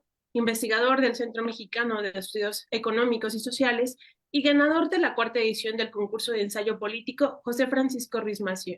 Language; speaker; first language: Spanish; native; Spanish